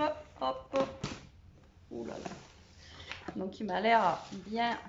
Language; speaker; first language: French; native; French